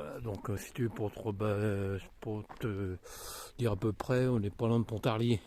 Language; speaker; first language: French; native; French